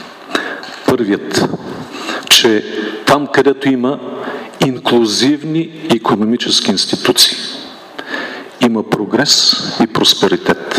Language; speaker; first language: Bulgarian; native; Bulgarian